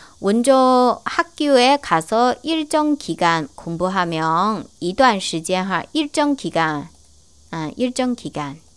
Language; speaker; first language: Korean; non-native, learner; Chinese